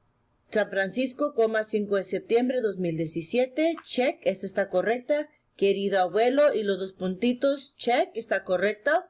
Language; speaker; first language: Spanish; early bilingual, heritage; Spanish